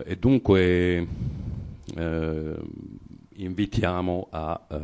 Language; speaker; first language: Italian; non-native, fluent; Arabic